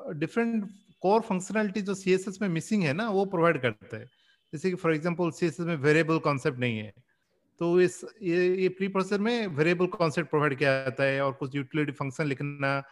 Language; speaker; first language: Hindi; non-native, local second language; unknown